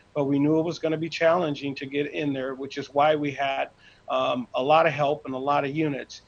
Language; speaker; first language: English; native; English